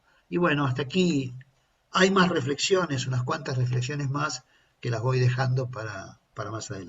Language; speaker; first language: Spanish; native; Spanish